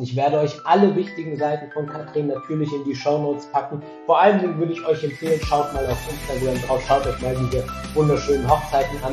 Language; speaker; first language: German; native; German